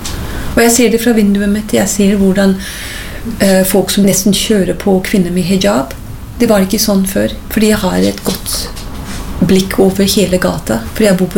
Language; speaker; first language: Norwegian; non-native, fluent; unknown